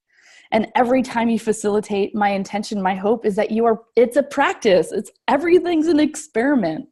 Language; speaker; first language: English; native; English